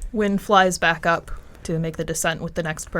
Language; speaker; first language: English; native; English